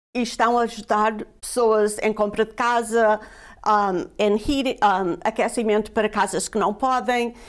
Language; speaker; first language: Portuguese; native; Portuguese